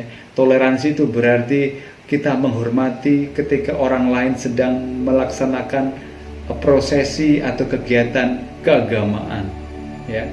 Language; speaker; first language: Indonesian; native; Indonesian